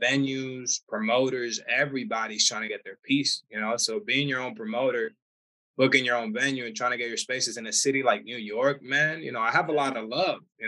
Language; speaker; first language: English; early bilingual, other home language; Spanish